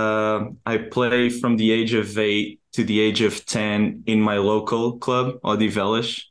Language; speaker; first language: English; non-native, fluent; Portuguese